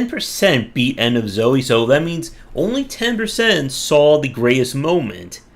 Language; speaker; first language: English; native; English